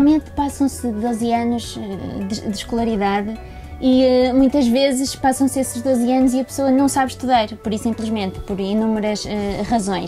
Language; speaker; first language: Portuguese; native; Portuguese